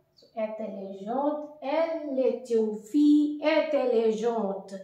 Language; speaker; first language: French; non-native, fluent; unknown